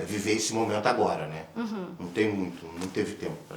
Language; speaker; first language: Portuguese; native; Portuguese